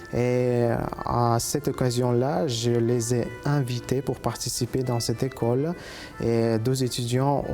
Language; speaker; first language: French; non-native, fluent; Uzbek